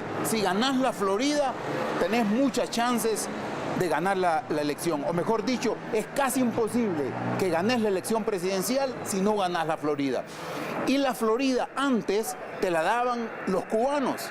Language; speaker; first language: Spanish; native; Spanish